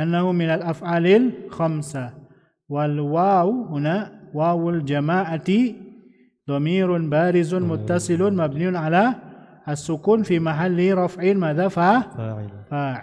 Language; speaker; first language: Arabic; non-native, fluent; Indonesian